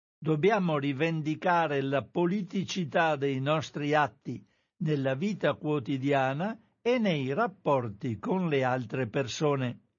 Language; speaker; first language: Italian; native; Italian